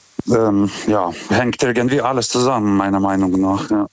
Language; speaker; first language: German; non-native, fluent; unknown